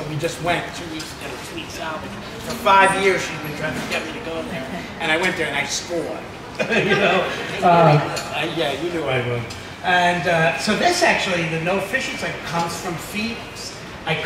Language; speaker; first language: English; native; English